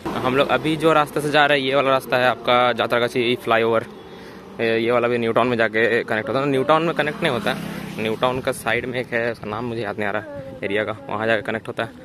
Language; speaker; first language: Hindi; native; Hindi